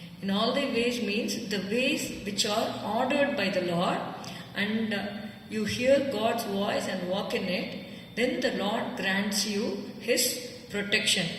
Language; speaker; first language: English; non-native, local second language; Tamil